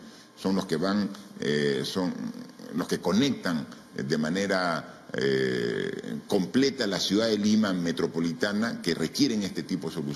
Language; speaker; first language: Spanish; native; Spanish